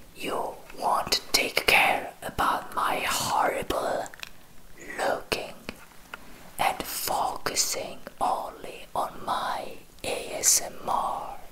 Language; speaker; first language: English; non-native, learner; Italian